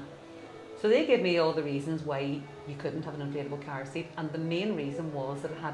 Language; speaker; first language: English; native; English